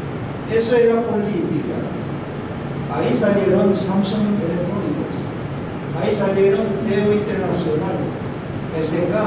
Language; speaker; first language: Spanish; non-native, learner; Korean